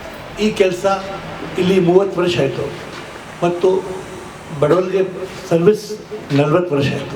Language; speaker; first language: Kannada; non-native, local second language; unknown